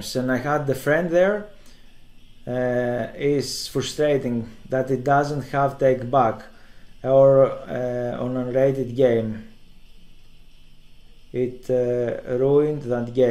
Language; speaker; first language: English; non-native, fluent; Greek